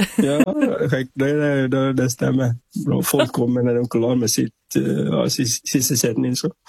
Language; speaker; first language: Swedish; non-native, fluent; Vietnamese